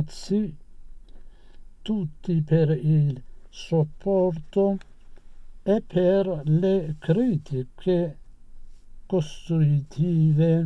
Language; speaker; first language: Italian; non-native, fluent; Persian